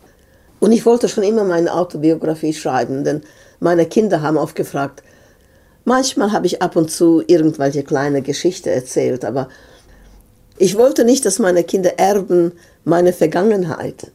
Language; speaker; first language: German; non-native, fluent; Serbian